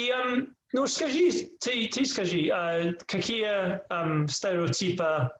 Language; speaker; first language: Russian; non-native, learner; English